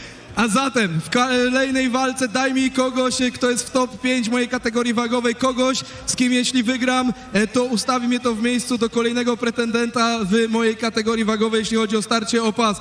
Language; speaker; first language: Polish; native; Polish